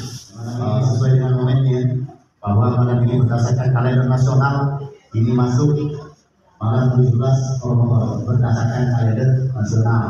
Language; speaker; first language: Malay; native; Malay